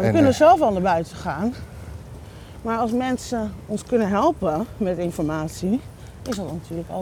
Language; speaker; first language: Dutch; native; Dutch